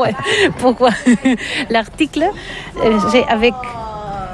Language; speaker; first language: French; non-native, learner; Catalan